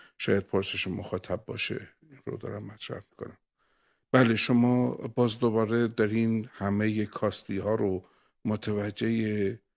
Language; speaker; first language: Persian; native; Persian